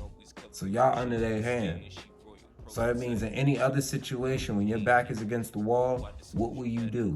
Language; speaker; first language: English; native; English